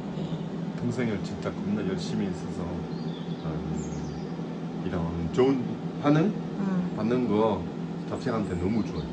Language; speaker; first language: Korean; non-native, learner; French